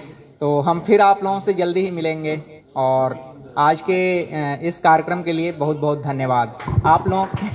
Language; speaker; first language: Hindi; native; Hindi